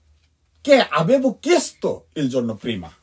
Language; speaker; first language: Italian; non-native, fluent; Bangla